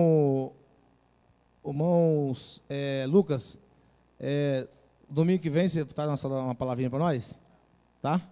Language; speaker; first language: Portuguese; native; Portuguese